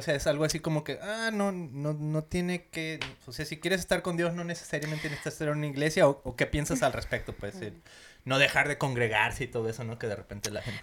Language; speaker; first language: Spanish; early bilingual, heritage; Spanish